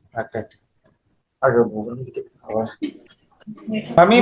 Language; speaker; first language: Indonesian; native; Indonesian